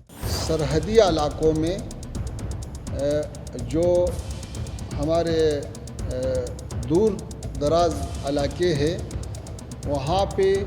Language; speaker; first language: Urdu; non-native, fluent; Pashto